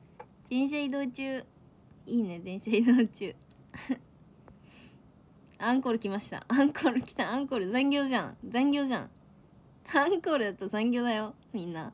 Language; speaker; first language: Japanese; native; Japanese